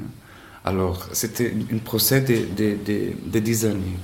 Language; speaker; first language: French; non-native, fluent; Spanish